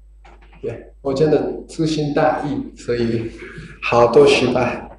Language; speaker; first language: Chinese; non-native, learner; Japanese